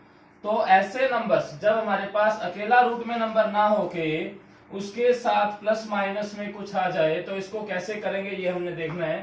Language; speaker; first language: Hindi; native; Hindi